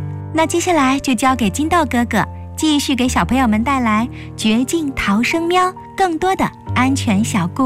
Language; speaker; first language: Chinese; native; Chinese